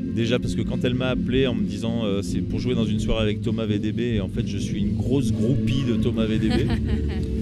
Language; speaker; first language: French; native; French